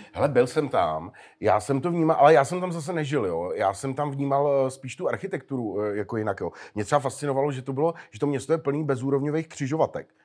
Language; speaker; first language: Czech; native; Czech